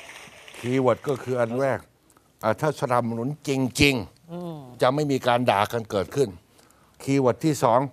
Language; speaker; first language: Thai; native; Thai